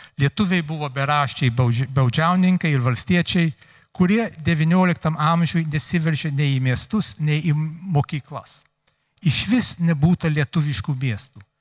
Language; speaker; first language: Lithuanian; early bilingual, heritage; Lithuanian